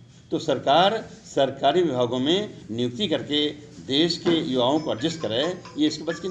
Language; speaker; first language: Hindi; native; Hindi